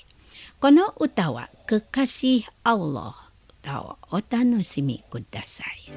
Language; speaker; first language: Japanese; non-native, learner; Indonesian